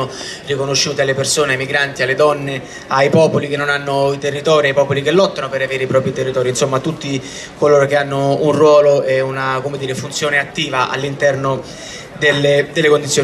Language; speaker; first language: Italian; native; Italian